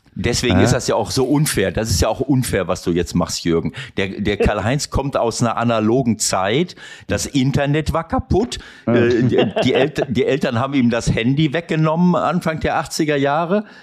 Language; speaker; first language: German; native; German